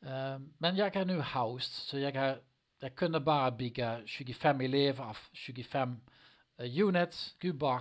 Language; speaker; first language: Swedish; non-native, learner; Dutch